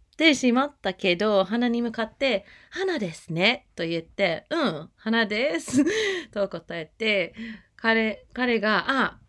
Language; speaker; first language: Japanese; non-native, learner; English